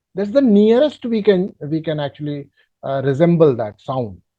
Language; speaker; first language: English; non-native, local second language; Hindi